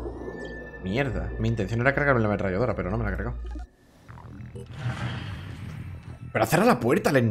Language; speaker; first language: Spanish; native; Spanish